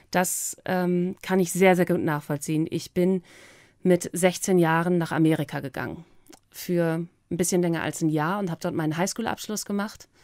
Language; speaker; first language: German; native; German